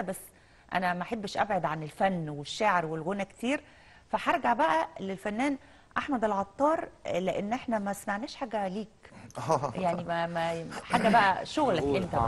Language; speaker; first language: Arabic; native; Arabic